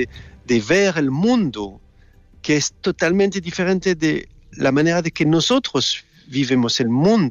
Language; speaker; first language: Spanish; non-native, learner; French